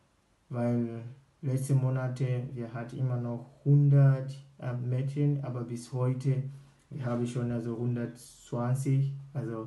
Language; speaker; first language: German; non-native, learner; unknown